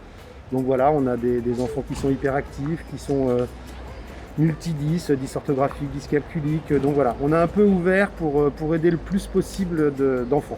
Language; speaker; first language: French; native; French